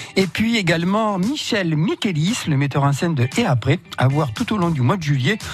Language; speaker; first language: French; native; French